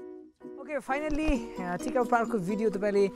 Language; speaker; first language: Nepali; native; Nepali